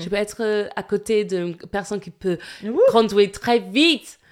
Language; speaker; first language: French; non-native, learner; English